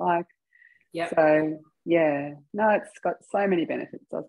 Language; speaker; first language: English; native; English